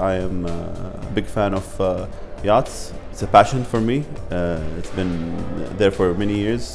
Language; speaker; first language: English; non-native, fluent; Arabic